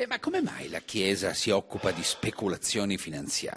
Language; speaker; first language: Italian; native; Italian